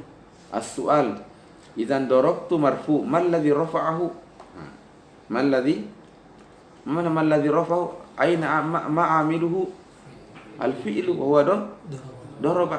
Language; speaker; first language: Arabic; non-native, fluent; Indonesian